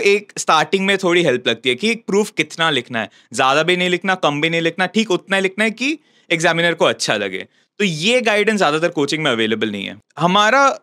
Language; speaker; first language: Hindi; non-native, local second language; Bangla